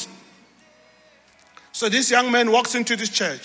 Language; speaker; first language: English; non-native, local second language; Zulu